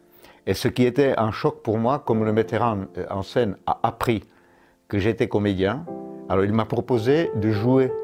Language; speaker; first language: French; non-native, fluent; Czech